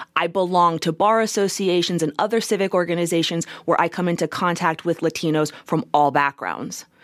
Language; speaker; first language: English; native; English